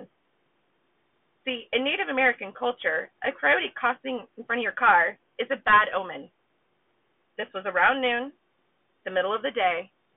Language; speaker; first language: English; native; English